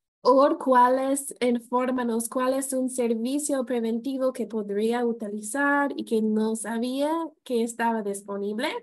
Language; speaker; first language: Spanish; non-native, fluent; English